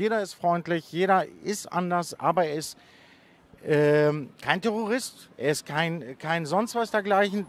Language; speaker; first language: German; early bilingual, other home language; Greek